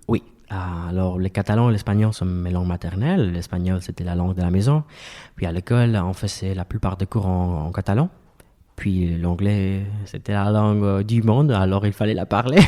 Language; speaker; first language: French; non-native, fluent; Spanish